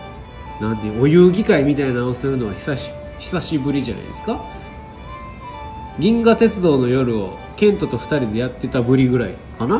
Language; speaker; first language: Japanese; native; Japanese